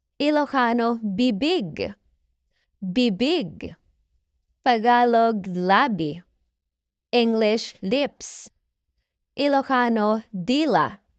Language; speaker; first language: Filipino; non-native, local second language; Iloko